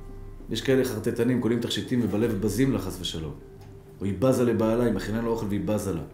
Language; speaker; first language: Hebrew; native; Hebrew